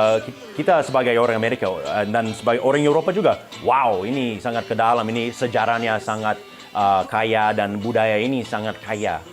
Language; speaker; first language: Indonesian; non-native, fluent; English